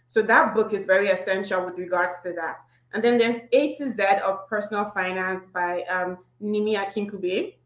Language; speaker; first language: English; non-native, local second language; Igbo